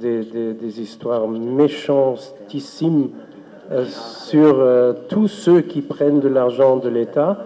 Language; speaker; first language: French; non-native, fluent; German